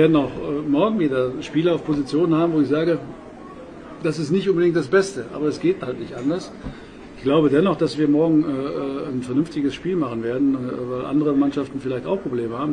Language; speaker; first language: German; native; German